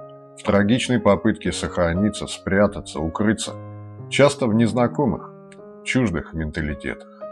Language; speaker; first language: Russian; native; Russian